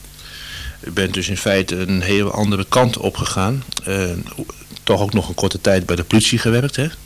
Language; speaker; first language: Dutch; native; Dutch